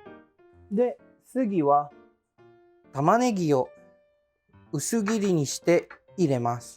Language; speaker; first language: Japanese; non-native, fluent; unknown